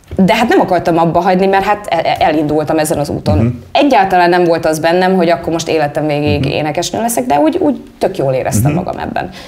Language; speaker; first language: Hungarian; early bilingual, heritage; English